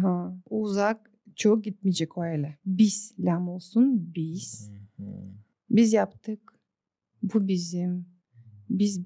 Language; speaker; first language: Turkish; non-native, local second language; Gagauz